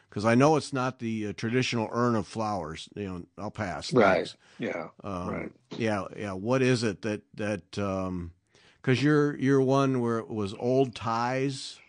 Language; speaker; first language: English; native; English